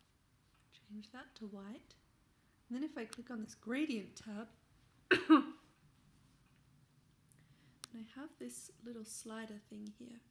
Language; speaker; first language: English; native; English